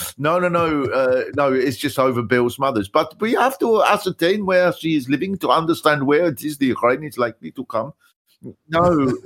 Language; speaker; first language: English; native; English